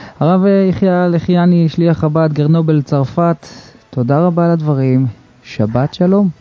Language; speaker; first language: Hebrew; native; Hebrew